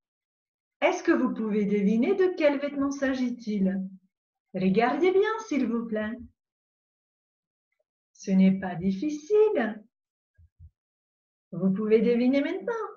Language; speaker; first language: French; non-native, fluent; Macedonian